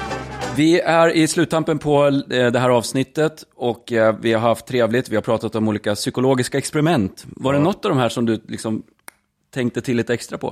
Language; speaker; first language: Swedish; native; Swedish